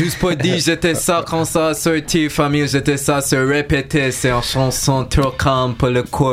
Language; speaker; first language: French; non-native, learner; English